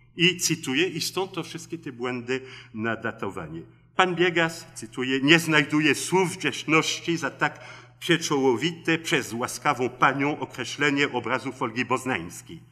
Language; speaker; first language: Polish; early bilingual, heritage; Polish